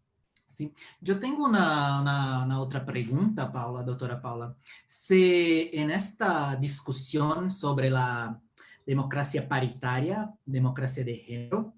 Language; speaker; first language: Spanish; non-native, fluent; Portuguese